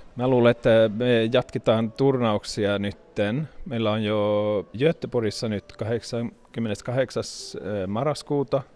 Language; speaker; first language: Finnish; early bilingual, heritage; Finnish